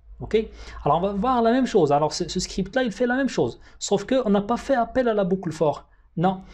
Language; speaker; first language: French; non-native, local second language; Arabic